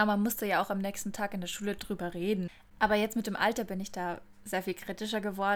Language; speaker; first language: German; native; German